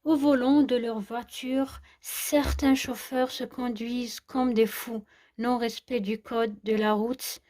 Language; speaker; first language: French; non-native, local second language; Arabic